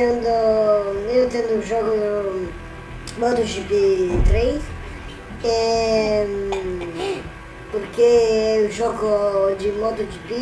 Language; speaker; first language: Portuguese; non-native, learner; Italian